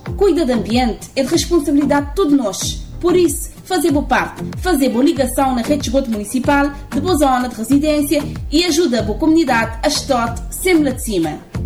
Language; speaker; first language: Portuguese; non-native, local second language; Kabuverdianu